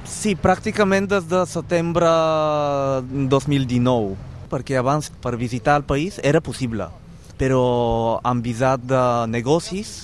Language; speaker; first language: Catalan; non-native, fluent; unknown